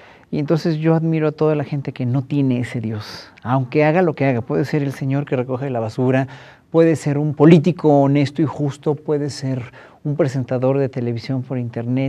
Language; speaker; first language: Spanish; native; Spanish